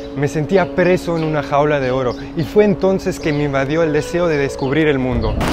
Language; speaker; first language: Spanish; non-native, fluent; Swiss German